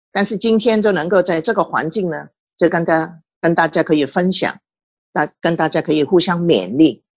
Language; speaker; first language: Chinese; non-native, local second language; Cantonese